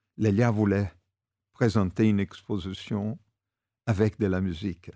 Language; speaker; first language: French; non-native, fluent; Portuguese